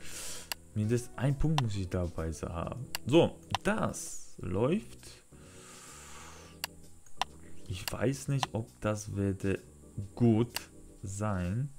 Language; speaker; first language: German; non-native, learner; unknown